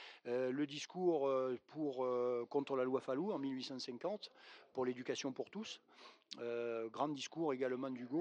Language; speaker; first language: French; native; French